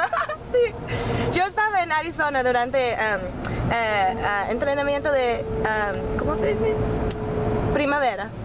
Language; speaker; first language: Spanish; non-native, learner; English